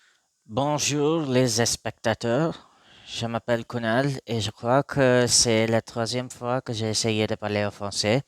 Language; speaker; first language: French; non-native, learner; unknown